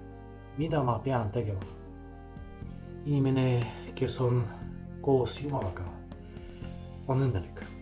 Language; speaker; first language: Estonian; non-native, fluent; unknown